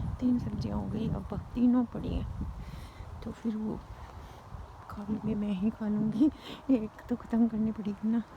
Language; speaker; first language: Hindi; native; Hindi